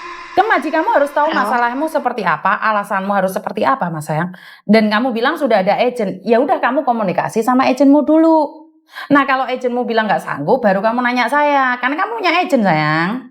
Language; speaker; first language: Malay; non-native, local second language; Javanese